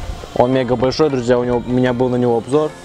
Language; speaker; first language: Russian; native; Russian